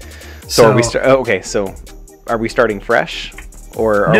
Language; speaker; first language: English; native; English